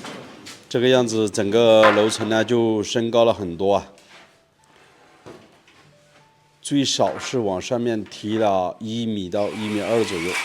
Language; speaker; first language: Chinese; native; Chinese